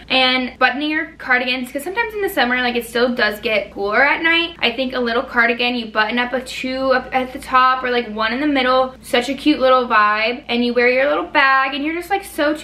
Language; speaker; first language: English; native; English